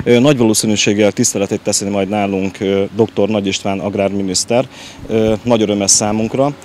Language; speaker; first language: Hungarian; native; Hungarian